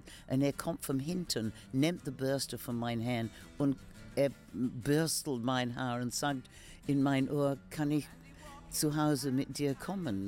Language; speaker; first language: German; non-native, learner; English